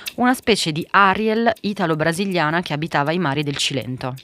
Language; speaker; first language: Italian; early bilingual, other home language; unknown